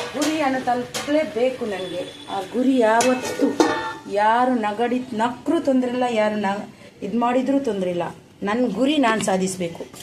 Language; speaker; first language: Kannada; non-native, local second language; Tulu